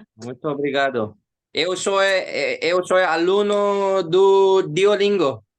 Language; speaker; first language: Portuguese; non-native, learner; Hindi